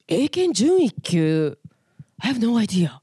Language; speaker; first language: English; non-native, fluent; Japanese